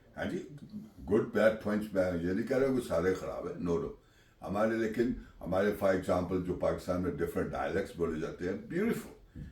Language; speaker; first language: Urdu; non-native, local second language; Punjabi